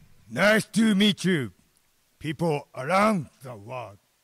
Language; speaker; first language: English; non-native, learner; Japanese